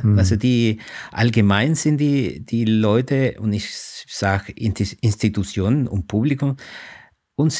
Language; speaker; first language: German; non-native, fluent; Spanish